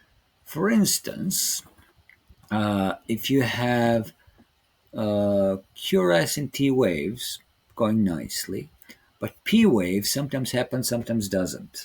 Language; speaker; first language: English; non-native, fluent; Serbian